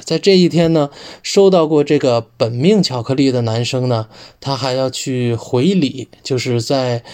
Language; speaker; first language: Chinese; native; Chinese